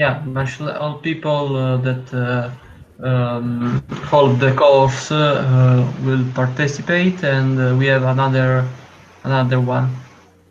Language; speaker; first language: English; non-native, learner; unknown